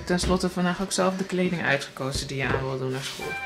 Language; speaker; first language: Dutch; native; Dutch